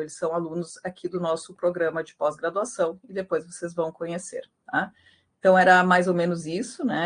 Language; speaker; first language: Portuguese; native; Portuguese